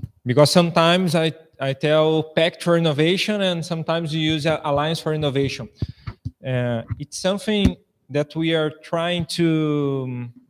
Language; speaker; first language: English; non-native, fluent; Portuguese